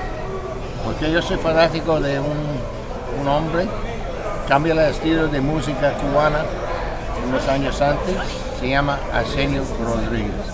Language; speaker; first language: Spanish; non-native, learner; English